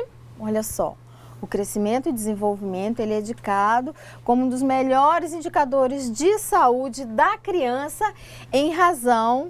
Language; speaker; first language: Portuguese; native; Portuguese